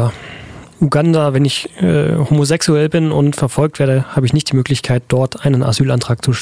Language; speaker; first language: German; native; German